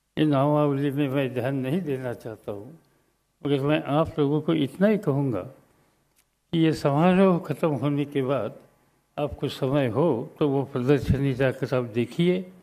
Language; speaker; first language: Hindi; non-native, local second language; Marathi